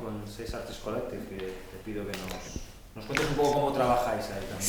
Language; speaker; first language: Spanish; native; Spanish